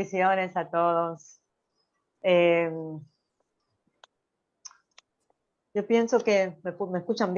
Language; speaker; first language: Spanish; early bilingual, heritage; Spanish